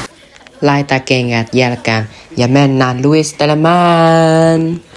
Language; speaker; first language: Finnish; non-native, learner; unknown